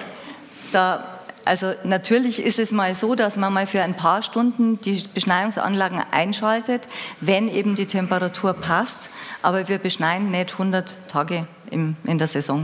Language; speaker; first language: German; native; German